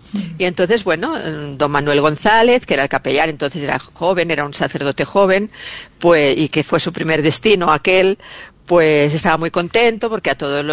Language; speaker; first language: Spanish; native; Spanish